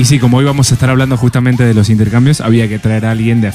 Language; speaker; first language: Spanish; native; Spanish